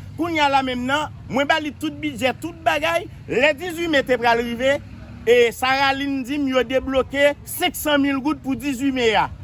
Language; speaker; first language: Haitian Creole; native; Haitian Creole